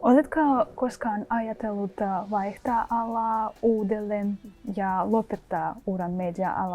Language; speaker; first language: Finnish; non-native, fluent; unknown